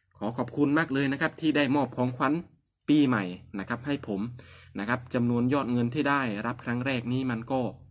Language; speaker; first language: Thai; non-native, local second language; Northern Khmer